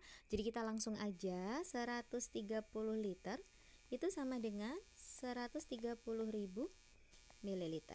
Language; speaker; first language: Indonesian; native; Indonesian